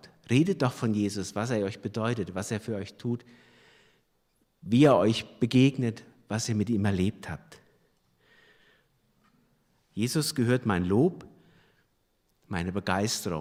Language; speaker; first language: German; native; German